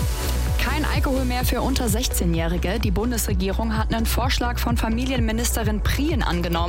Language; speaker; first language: German; native; German